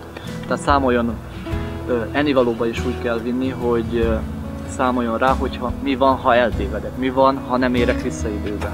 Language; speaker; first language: Hungarian; native; Hungarian